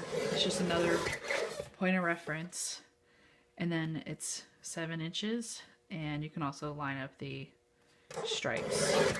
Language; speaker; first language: English; native; English